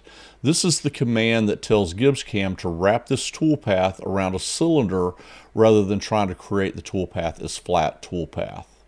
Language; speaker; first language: English; native; English